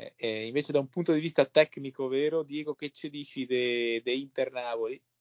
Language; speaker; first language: Italian; native; Italian